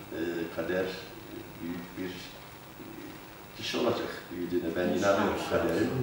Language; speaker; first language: Turkish; native; Turkish